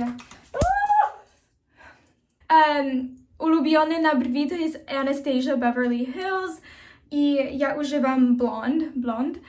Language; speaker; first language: Polish; early bilingual, heritage; Polish